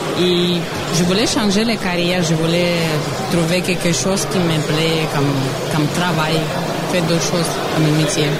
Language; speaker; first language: French; non-native, learner; Russian